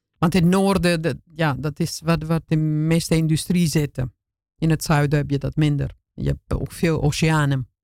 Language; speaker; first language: Dutch; non-native, fluent; Italian